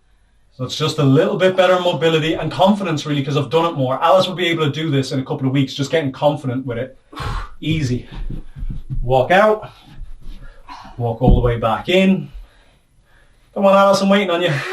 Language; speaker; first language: English; native; English